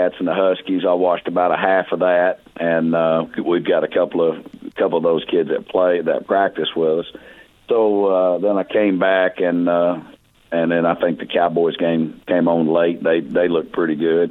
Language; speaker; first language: English; native; English